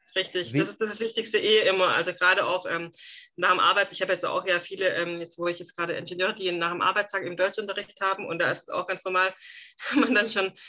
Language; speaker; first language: German; native; German